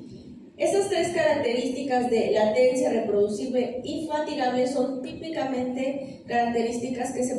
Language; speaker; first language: Spanish; native; Spanish